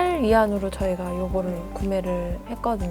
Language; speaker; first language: Korean; native; Korean